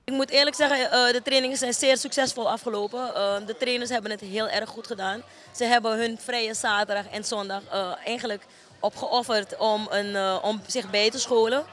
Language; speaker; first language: Dutch; native; Dutch